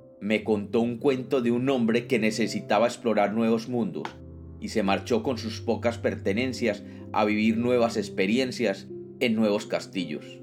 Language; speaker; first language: Spanish; native; Spanish